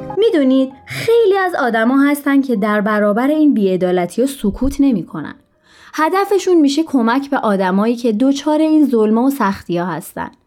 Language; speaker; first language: Persian; native; Persian